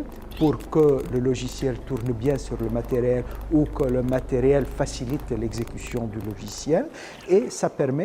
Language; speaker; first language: French; native; French